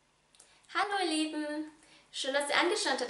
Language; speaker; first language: German; non-native, fluent; Vietnamese